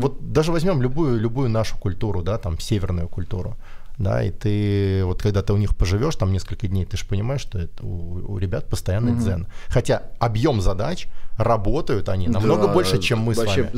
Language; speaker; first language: Russian; native; Russian